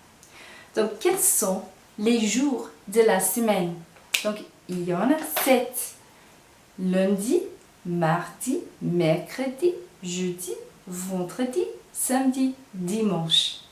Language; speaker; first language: French; non-native, fluent; English